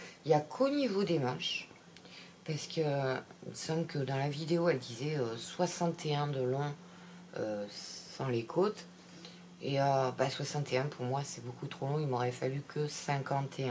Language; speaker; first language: French; native; French